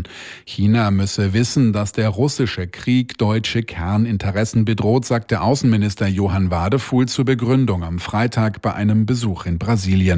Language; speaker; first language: German; native; German